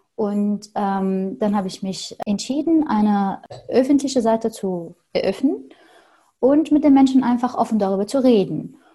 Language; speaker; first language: German; non-native, fluent; Arabic